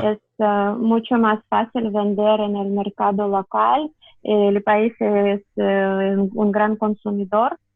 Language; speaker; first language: Spanish; non-native, fluent; Russian